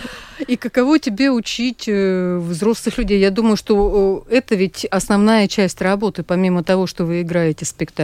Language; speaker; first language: Russian; native; Russian